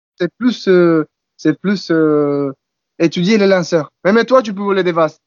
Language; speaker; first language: French; non-native, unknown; Spanish